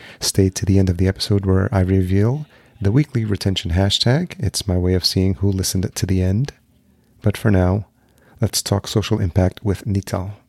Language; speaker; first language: English; early bilingual, other home language; Spanish